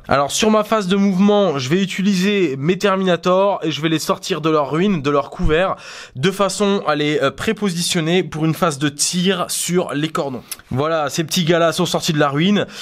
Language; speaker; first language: French; native; French